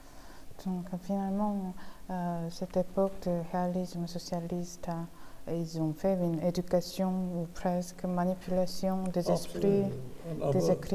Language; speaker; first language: French; non-native, fluent; Korean